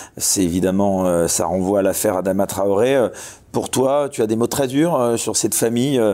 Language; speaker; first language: French; native; French